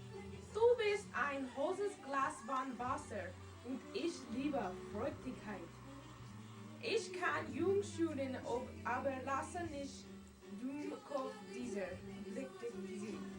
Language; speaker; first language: German; non-native, learner; English